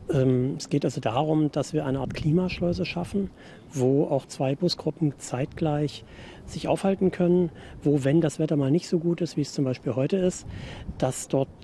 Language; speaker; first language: German; native; German